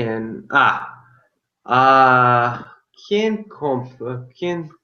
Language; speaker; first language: Spanish; non-native, learner; English